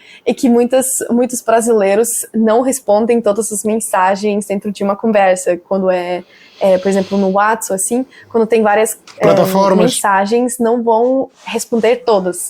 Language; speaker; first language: Portuguese; non-native, fluent; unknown